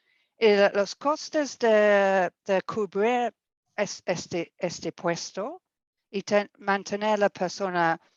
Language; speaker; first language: Spanish; non-native, fluent; English